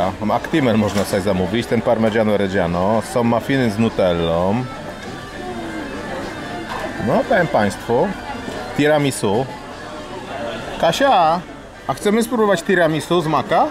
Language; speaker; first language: Polish; native; Polish